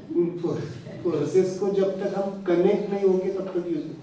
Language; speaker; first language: Hindi; non-native, local second language; Marathi